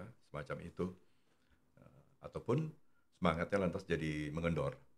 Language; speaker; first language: Indonesian; non-native, local second language; Javanese